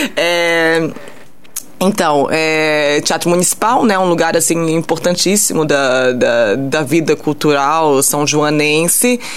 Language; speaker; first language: Portuguese; early bilingual, heritage; Portuguese